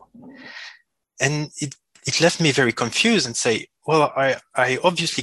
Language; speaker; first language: English; non-native, fluent; French